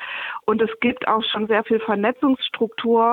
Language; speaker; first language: German; native; German